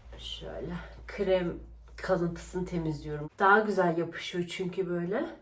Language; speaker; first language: Turkish; early bilingual, heritage; Turkish